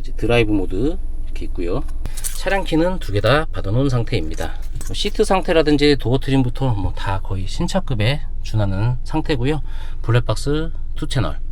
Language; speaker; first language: Korean; native; Korean